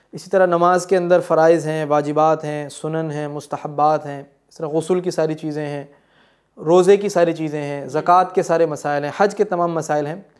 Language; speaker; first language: Urdu; native; Urdu